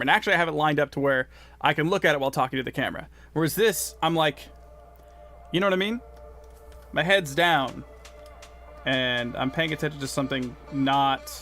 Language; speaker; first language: English; native; English